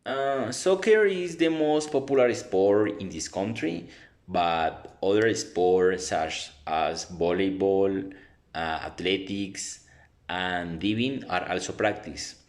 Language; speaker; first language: English; non-native, learner; Spanish